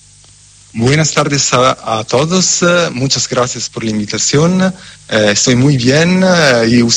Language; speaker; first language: Spanish; non-native, fluent; Italian